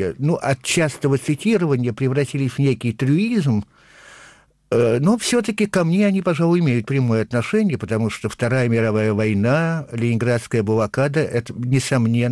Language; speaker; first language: Russian; native; Russian